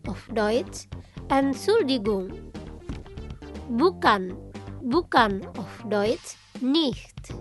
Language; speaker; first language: German; non-native, learner; Indonesian